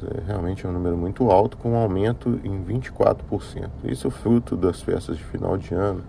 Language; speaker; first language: Portuguese; native; Portuguese